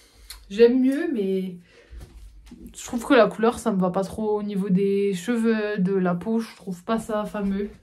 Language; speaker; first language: French; native; French